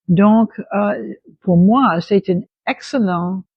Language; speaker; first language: French; non-native, fluent; English